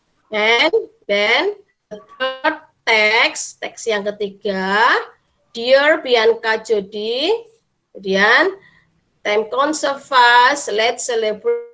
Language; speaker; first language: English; non-native, fluent; Indonesian